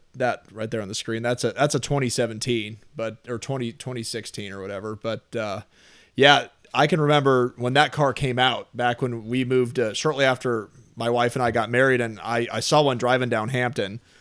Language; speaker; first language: English; native; English